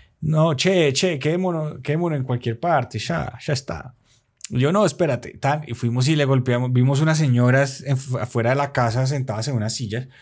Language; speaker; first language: Spanish; native; Spanish